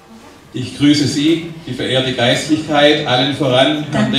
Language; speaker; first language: German; native; German